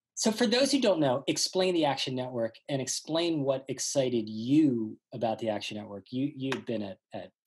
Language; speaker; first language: English; native; English